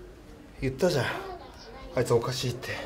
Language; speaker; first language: Japanese; native; Japanese